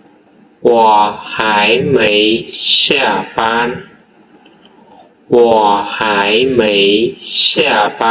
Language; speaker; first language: Chinese; non-native, learner; Khmer